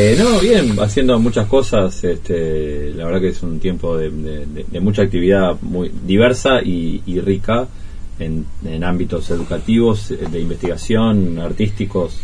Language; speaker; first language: Spanish; native; Spanish